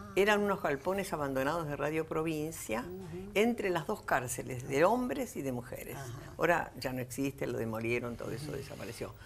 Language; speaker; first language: Spanish; native; Spanish